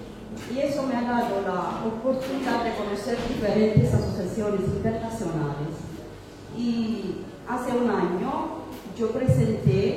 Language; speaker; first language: Spanish; non-native, fluent; Amharic